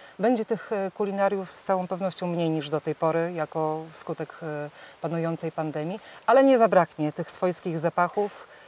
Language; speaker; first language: Polish; native; Polish